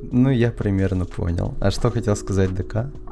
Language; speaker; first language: Russian; native; Russian